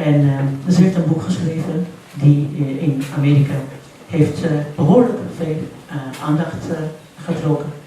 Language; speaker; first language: Dutch; non-native, fluent; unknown